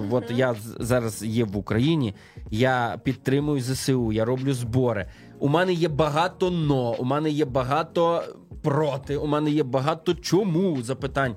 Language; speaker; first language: Ukrainian; native; Ukrainian